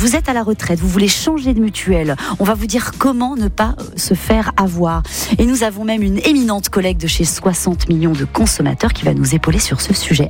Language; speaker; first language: French; native; French